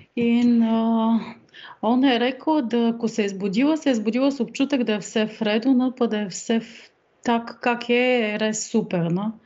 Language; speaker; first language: Slovenian; non-native, fluent; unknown